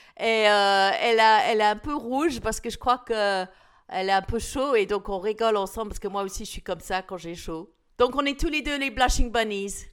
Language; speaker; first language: French; non-native, fluent; English